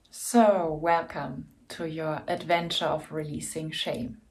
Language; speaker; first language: English; non-native, fluent; German